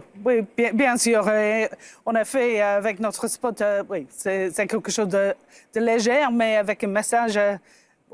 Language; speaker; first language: French; non-native, fluent; English